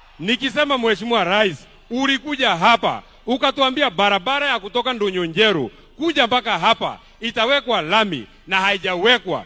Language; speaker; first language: Swahili; non-native, local second language; Kikuyu